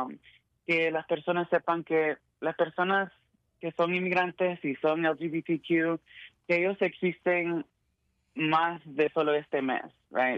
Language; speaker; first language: Spanish; early bilingual, heritage; Spanish